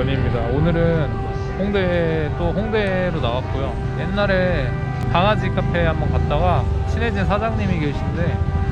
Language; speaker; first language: Korean; native; Korean